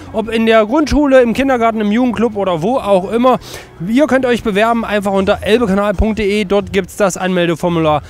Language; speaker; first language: German; native; German